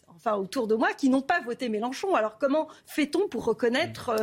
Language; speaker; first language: French; non-native, local second language; Arabic